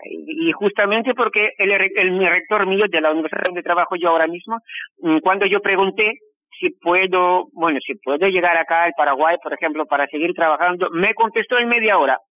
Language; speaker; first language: Spanish; non-native, fluent; Russian